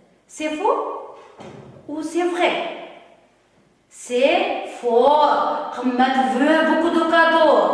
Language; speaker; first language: French; non-native, learner; Uzbek